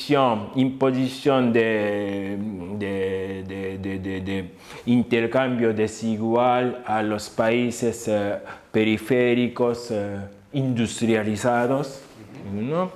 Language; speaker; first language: Spanish; non-native, fluent; Japanese